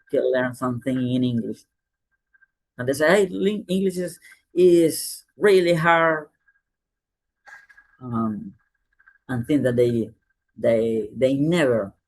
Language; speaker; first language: English; non-native, fluent; Spanish